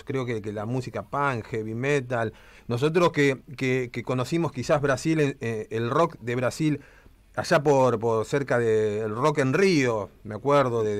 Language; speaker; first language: Spanish; native; Spanish